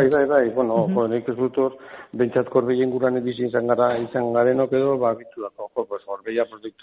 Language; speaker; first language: Basque; non-native, local second language; Spanish